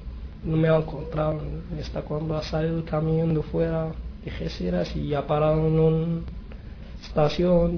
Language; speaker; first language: Spanish; non-native, learner; Arabic